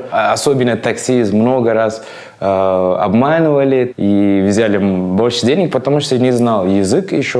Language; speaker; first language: Russian; non-native, fluent; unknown